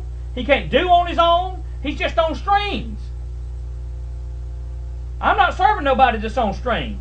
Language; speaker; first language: English; native; English